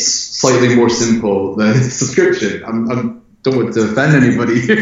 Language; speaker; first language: English; native; English